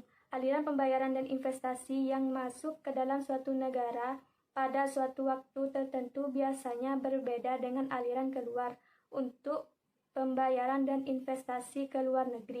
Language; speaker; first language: Indonesian; native; Indonesian